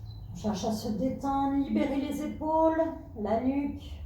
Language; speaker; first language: French; native; French